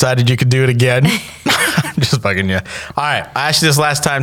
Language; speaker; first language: English; native; English